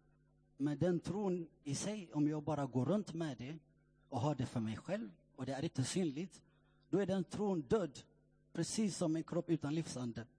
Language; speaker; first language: Swedish; non-native, fluent; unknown